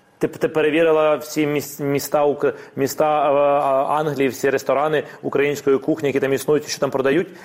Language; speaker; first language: Ukrainian; non-native, local second language; Russian